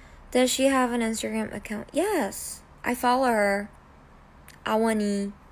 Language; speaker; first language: English; early bilingual, other home language; Korean